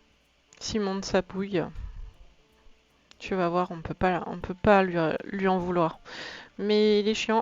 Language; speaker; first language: French; native; French